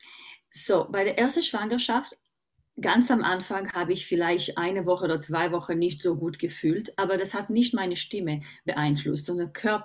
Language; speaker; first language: German; non-native, fluent; Hebrew